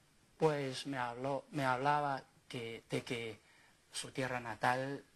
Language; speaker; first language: Spanish; non-native, fluent; Chinese